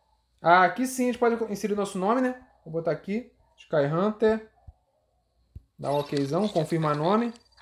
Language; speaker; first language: Portuguese; native; Portuguese